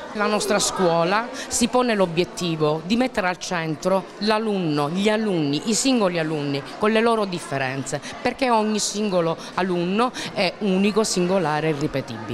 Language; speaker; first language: Italian; native; Italian